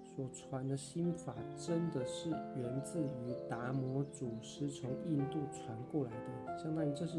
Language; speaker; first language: Chinese; native; Chinese